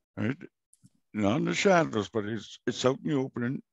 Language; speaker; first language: English; non-native, fluent; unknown